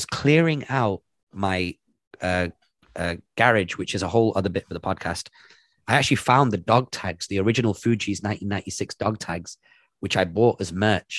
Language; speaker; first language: English; native; English